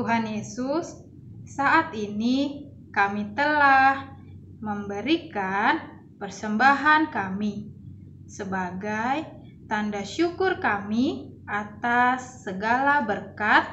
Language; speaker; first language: Indonesian; native; Indonesian